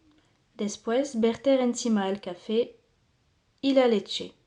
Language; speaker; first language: Spanish; non-native, learner; French